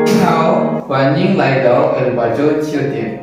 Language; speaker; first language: Chinese; non-native, learner; Indonesian